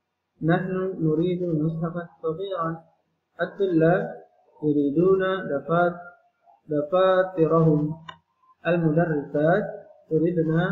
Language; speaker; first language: Arabic; non-native, fluent; Indonesian